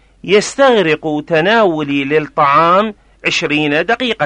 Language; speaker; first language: Arabic; non-native, fluent; Persian